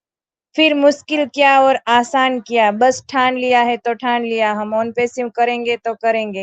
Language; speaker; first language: Hindi; native; Hindi